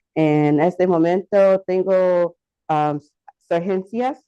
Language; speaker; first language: Spanish; non-native, learner; English